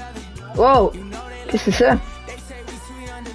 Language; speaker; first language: French; native; French